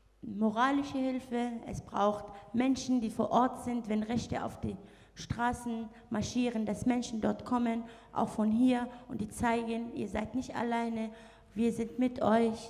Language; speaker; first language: German; non-native, fluent; Arabic